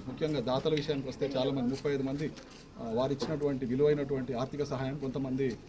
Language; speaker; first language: Telugu; native; Telugu